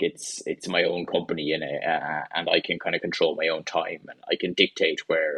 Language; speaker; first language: English; native; English